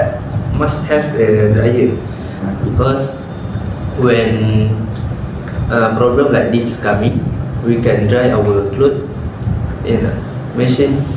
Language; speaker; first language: English; non-native, learner; Malay